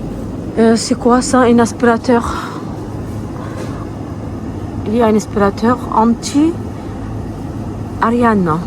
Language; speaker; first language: French; non-native, learner; Arabic